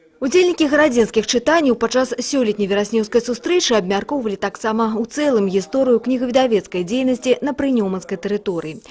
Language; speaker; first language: Belarusian; native; Belarusian